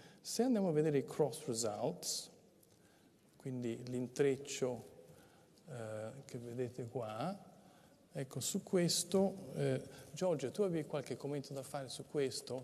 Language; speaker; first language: Italian; native; Italian